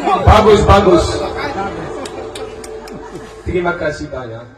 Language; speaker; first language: Indonesian; non-native, learner; Dutch